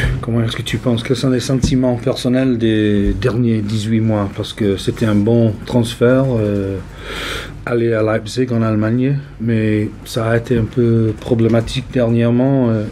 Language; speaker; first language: French; non-native, fluent; English